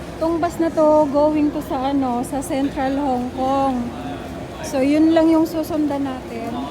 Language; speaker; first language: Filipino; native; Filipino